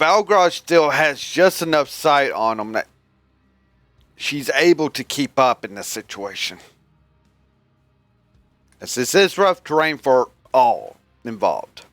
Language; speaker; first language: English; native; English